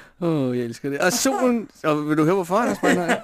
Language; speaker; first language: Danish; native; Danish